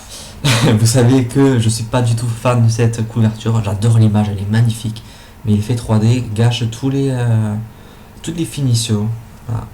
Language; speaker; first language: French; native; French